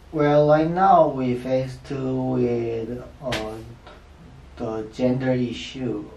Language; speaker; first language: English; non-native, learner; Korean